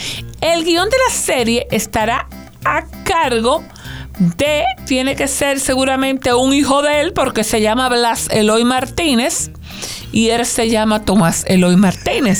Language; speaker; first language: Spanish; native; Spanish